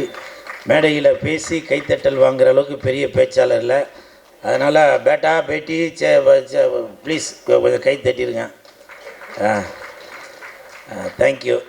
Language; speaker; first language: Tamil; native; Tamil